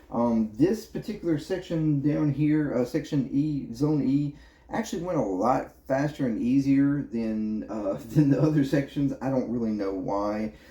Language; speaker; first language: English; native; English